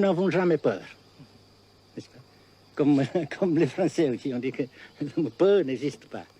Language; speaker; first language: French; non-native, local second language; Vietnamese